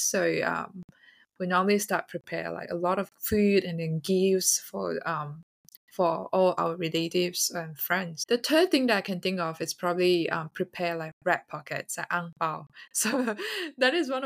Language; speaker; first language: English; non-native, local second language; Chinese